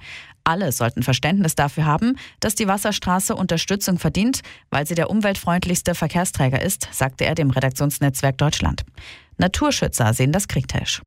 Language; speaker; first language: German; native; German